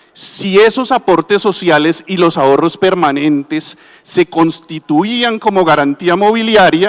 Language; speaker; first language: Spanish; native; Spanish